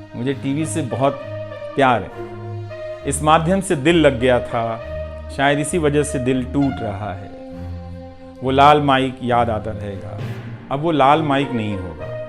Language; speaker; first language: Hindi; non-native, local second language; Bhojpuri